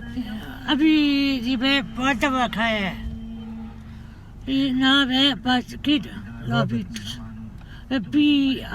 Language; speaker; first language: Hindi; non-native, learner; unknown